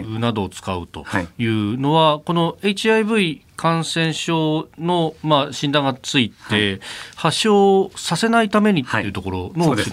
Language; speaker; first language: Japanese; native; Japanese